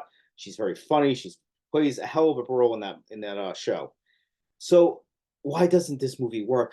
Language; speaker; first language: English; native; English